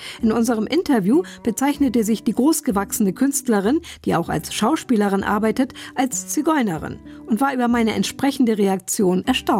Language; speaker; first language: German; native; German